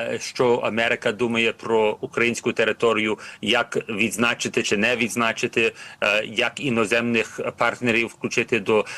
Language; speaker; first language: Ukrainian; early bilingual, heritage; Ukrainian